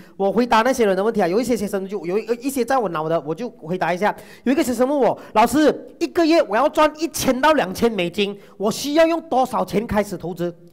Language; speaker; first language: Chinese; non-native, local second language; Tamil